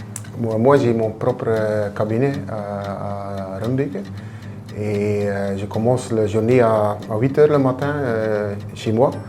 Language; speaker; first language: French; non-native, local second language; Dutch